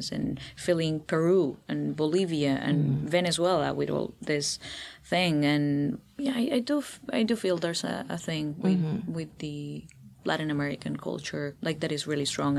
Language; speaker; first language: English; non-native, fluent; Spanish